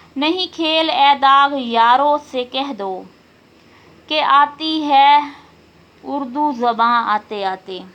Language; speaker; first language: Urdu; native; Urdu